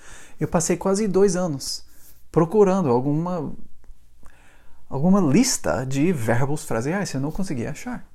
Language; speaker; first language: Portuguese; non-native, fluent; English